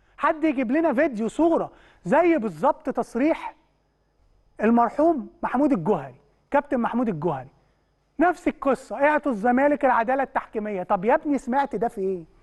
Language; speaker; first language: Egyptian Arabic; native; Egyptian Arabic